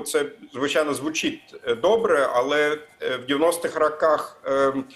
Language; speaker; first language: Ukrainian; non-native, fluent; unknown